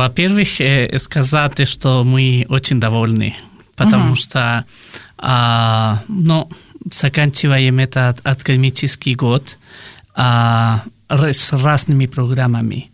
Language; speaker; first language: Russian; non-native, fluent; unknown